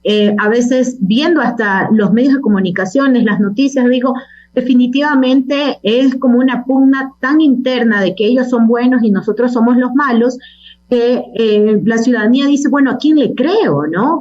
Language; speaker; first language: Spanish; native; Spanish